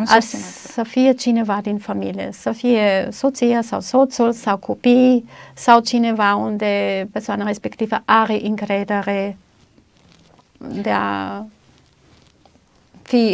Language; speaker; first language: Romanian; non-native, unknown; German